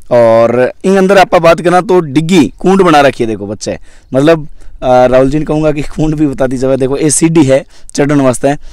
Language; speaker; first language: Hindi; native; Hindi